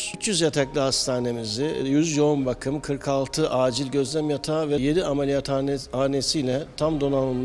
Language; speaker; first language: Turkish; native; Turkish